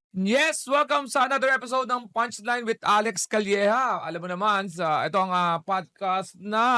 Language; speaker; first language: Filipino; native; Filipino